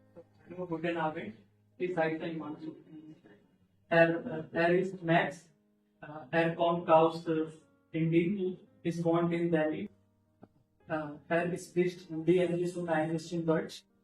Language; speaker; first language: German; non-native, learner; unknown